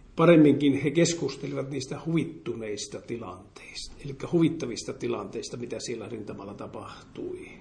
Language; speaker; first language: Finnish; native; Finnish